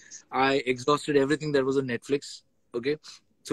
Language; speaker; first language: English; native; English